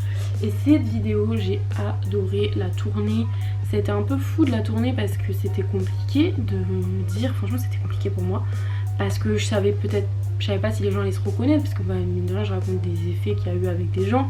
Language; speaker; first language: French; native; French